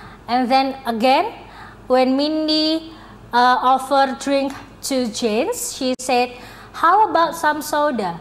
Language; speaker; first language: English; non-native, fluent; Indonesian